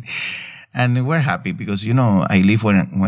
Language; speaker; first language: English; non-native, fluent; Spanish